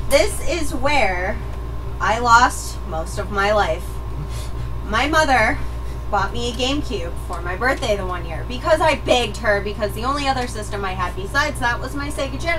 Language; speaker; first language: English; native; English